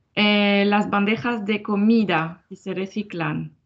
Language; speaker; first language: Spanish; non-native, fluent; French